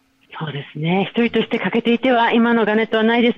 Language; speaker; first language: Japanese; native; Japanese